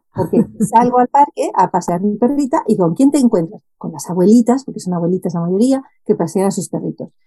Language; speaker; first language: Spanish; native; Spanish